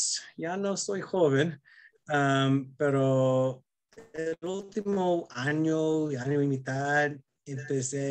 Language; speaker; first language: Spanish; non-native, fluent; English